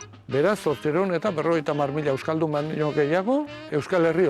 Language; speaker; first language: Basque; native; Basque